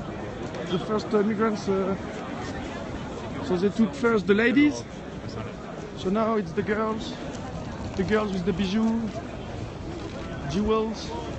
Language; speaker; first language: English; non-native, learner; French